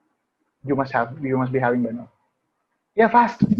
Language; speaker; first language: English; non-native, local second language; Hindi